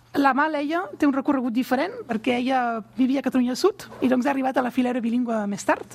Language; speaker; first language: Catalan; non-native, local second language; French